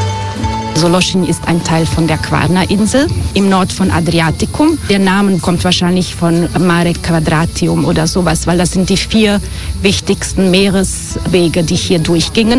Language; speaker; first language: German; non-native, fluent; Croatian